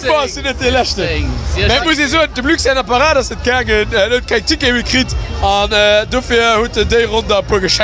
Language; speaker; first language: German; native; German